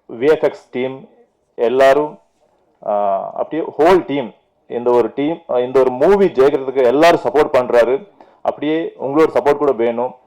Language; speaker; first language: Tamil; non-native, fluent; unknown